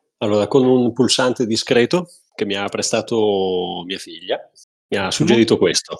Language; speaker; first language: Italian; native; Italian